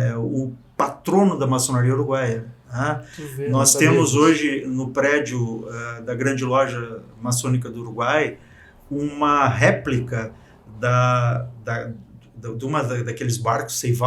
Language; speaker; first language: Portuguese; native; Portuguese